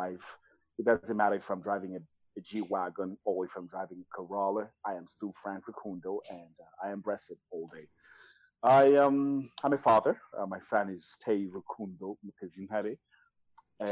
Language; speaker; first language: English; non-native, local second language; Kinyarwanda